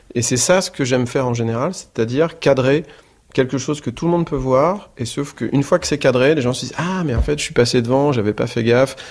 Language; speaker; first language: French; native; French